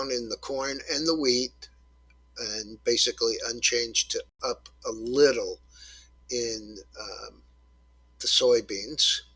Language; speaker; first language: English; native; English